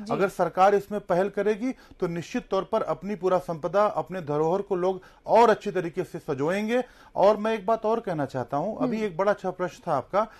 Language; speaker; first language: Hindi; native; Hindi